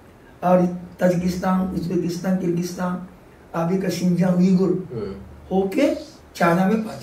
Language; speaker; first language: Hindi; non-native, fluent; Japanese